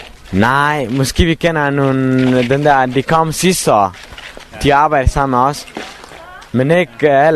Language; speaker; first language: Danish; non-native, learner; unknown